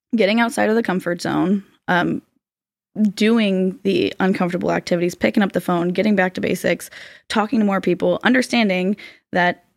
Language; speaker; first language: English; native; English